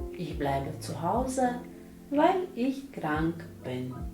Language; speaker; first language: German; non-native, fluent; Ukrainian